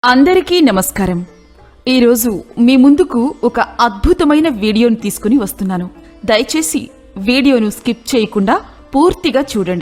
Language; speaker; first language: Telugu; native; Telugu